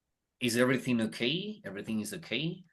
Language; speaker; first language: English; non-native, fluent; Spanish